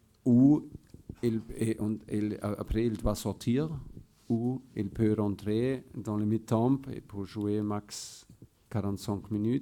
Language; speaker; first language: French; non-native, fluent; German